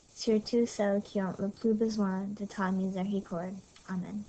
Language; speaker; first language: French; non-native, fluent; English